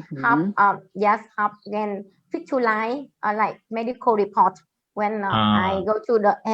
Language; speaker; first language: English; non-native, learner; Vietnamese